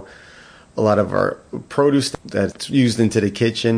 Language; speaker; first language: English; native; English